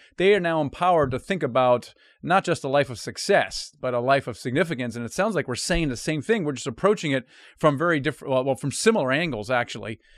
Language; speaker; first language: English; non-native, fluent; German